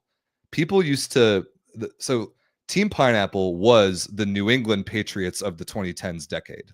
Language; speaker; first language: English; native; English